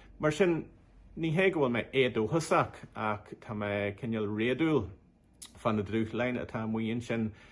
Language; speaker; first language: Irish; non-native, local second language; English